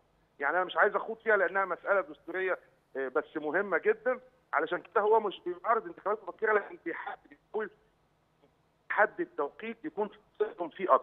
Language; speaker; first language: Arabic; native; Arabic